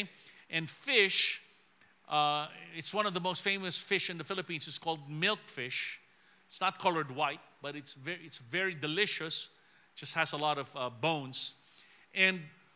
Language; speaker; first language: English; non-native, local second language; Filipino